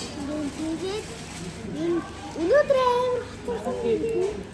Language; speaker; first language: Mongolian; early bilingual, heritage; Mongolian